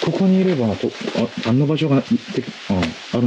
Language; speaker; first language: Japanese; non-native, learner; Korean